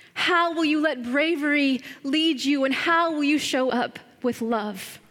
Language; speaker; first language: English; native; English